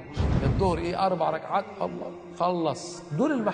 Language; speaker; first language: Arabic; native; Arabic